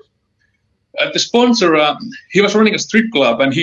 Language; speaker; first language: English; non-native, fluent; Finnish